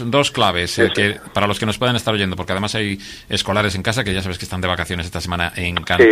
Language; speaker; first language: Spanish; native; Spanish